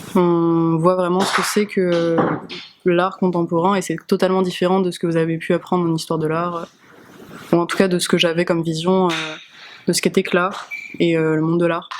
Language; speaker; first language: French; native; French